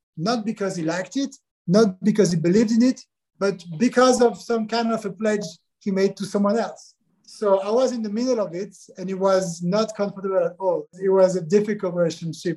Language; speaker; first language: English; non-native, fluent; French